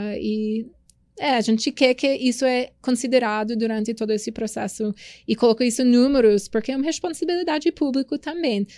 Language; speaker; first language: Portuguese; non-native, fluent; English